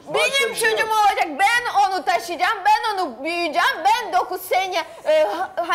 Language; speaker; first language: Turkish; non-native, learner; Russian